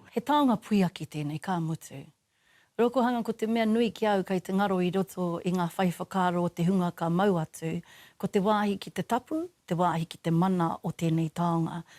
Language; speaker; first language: Māori; native; Māori